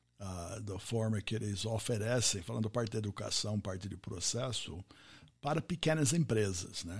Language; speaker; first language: Portuguese; non-native, fluent; English